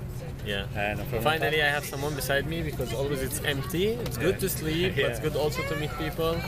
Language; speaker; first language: English; non-native, learner; Arabic